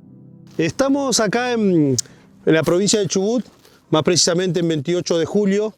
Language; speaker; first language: Spanish; native; Spanish